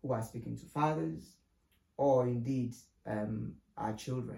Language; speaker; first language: English; non-native, local second language; Yoruba